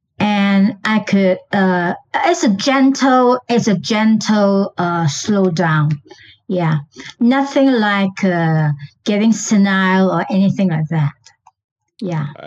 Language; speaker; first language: English; non-native, local second language; Chinese